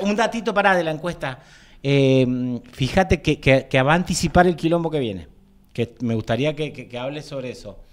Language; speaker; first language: Spanish; native; Spanish